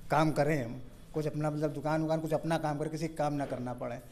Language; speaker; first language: Hindi; native; Hindi